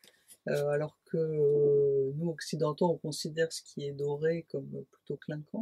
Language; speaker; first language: French; native; French